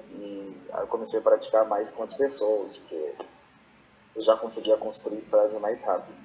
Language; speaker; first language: Portuguese; non-native, fluent; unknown